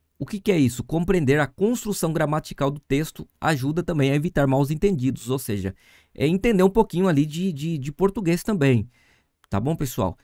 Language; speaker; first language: Portuguese; native; Portuguese